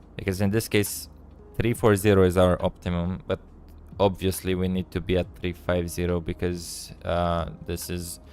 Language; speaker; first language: English; non-native, fluent; Romanian